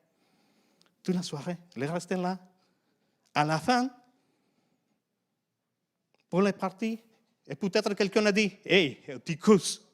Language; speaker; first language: French; non-native, fluent; Spanish